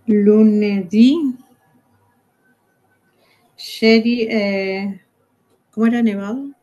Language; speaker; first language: Italian; non-native, learner; Spanish